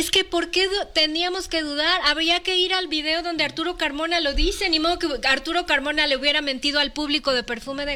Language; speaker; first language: Spanish; native; Spanish